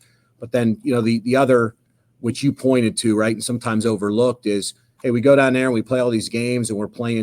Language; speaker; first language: English; native; English